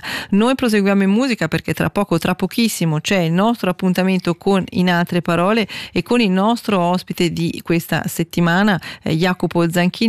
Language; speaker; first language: Italian; native; Italian